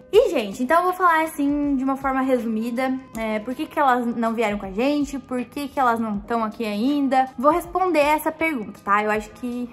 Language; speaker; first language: Portuguese; native; Portuguese